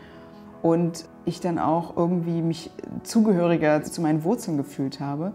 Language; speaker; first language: German; native; German